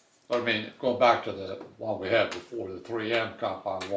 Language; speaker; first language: English; non-native, fluent; Swedish